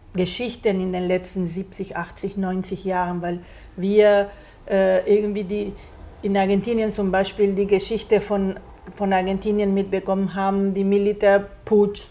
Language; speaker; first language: German; non-native, fluent; Spanish